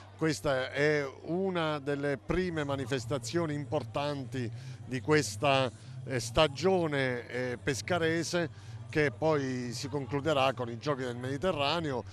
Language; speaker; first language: Italian; native; Italian